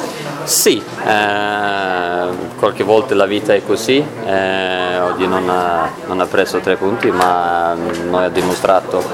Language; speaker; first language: Italian; non-native, learner; Swedish